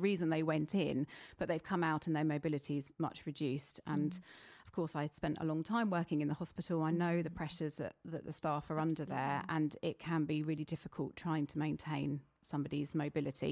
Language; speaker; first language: English; native; English